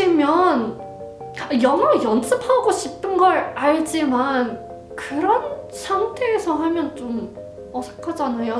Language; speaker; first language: Korean; non-native, fluent; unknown